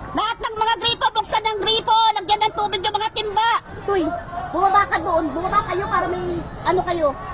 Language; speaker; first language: Filipino; native; Filipino